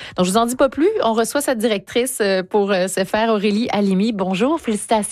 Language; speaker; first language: French; native; French